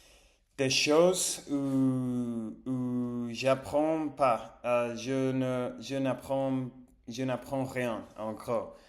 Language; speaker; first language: French; non-native, learner; English